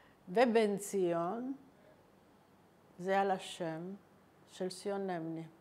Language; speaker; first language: Hebrew; non-native, fluent; Italian